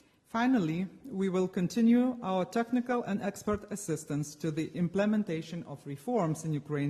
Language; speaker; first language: English; non-native, fluent; Lithuanian